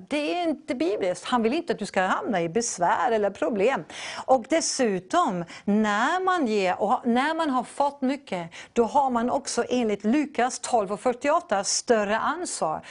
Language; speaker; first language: Swedish; non-native, fluent; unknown